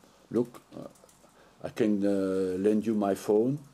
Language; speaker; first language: English; non-native, fluent; French